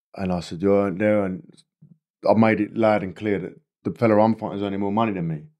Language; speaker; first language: English; native; English